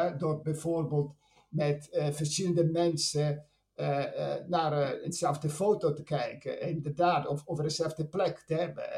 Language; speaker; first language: Dutch; non-native, fluent; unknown